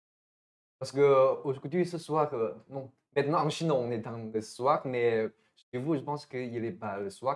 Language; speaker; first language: French; non-native, fluent; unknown